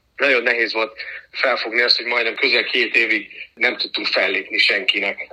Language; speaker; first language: Hungarian; early bilingual, heritage; Hungarian